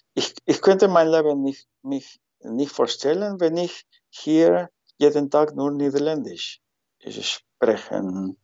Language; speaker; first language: German; non-native, learner; Spanish